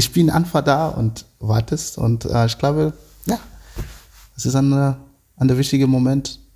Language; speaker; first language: German; non-native, learner; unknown